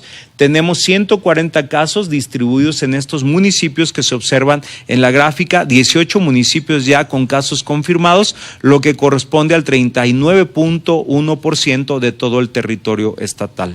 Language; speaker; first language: Spanish; native; Spanish